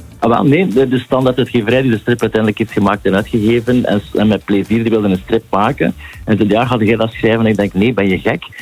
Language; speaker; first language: Dutch; native; Dutch